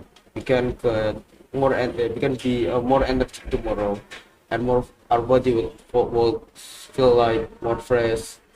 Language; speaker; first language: English; non-native, learner; Indonesian